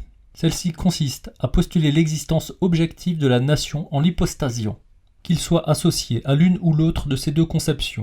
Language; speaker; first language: French; native; French